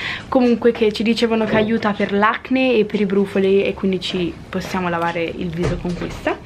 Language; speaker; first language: Italian; native; Italian